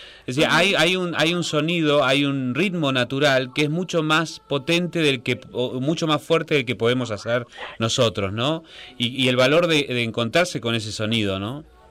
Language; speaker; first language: Spanish; native; Spanish